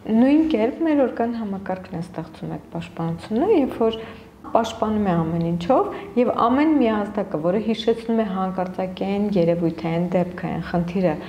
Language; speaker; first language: Armenian; native; Armenian